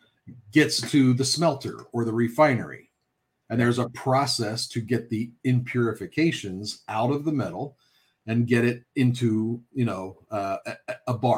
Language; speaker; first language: English; native; English